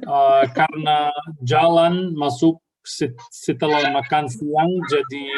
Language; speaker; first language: Indonesian; non-native, fluent; Arabic